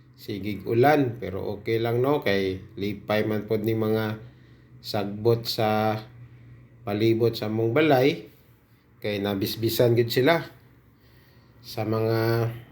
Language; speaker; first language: Cebuano; non-native, local second language; Hiligaynon